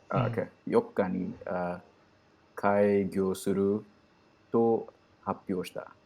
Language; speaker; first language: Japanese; non-native, learner; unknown